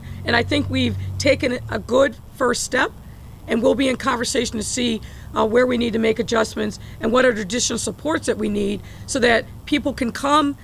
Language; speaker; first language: English; native; English